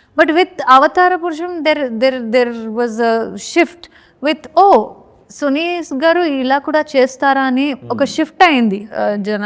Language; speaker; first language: Telugu; non-native, learner; Kannada